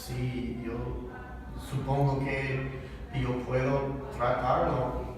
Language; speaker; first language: Spanish; non-native, learner; English